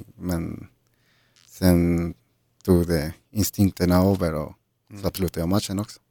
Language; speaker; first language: Swedish; non-native, fluent; Spanish